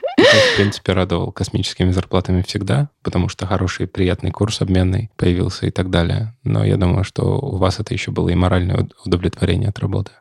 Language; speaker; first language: Russian; native; Russian